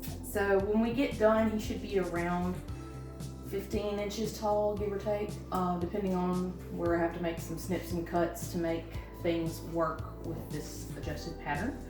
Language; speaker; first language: English; native; English